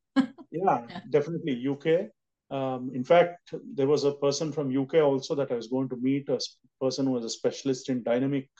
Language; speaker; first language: English; non-native, local second language; Telugu